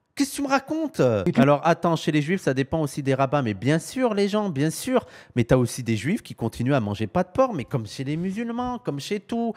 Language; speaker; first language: French; native; French